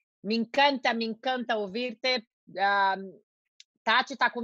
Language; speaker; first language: Spanish; non-native, learner; Portuguese